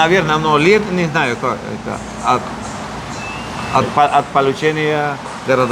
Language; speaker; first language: Russian; non-native, learner; Spanish